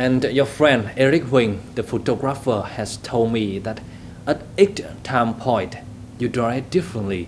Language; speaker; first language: English; non-native, fluent; Vietnamese